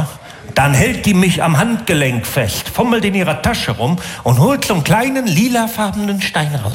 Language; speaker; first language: German; native; German